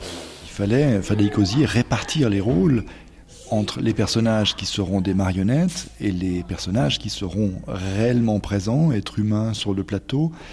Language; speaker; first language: French; native; French